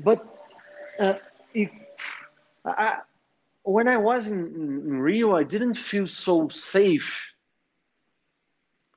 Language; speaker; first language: English; non-native, fluent; Portuguese